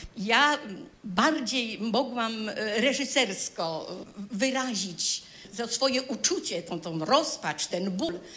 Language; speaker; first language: Polish; native; Polish